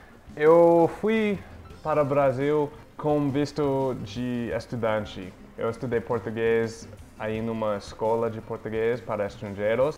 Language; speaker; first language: Portuguese; non-native, fluent; English